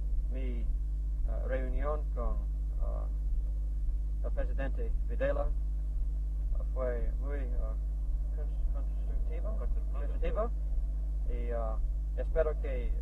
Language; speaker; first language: Spanish; non-native, learner; English